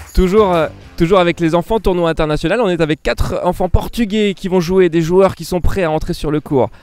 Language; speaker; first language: French; native; French